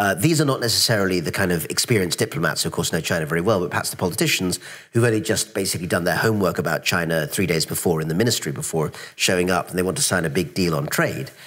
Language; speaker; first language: English; native; English